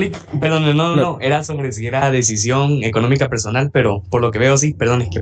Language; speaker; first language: Spanish; native; Spanish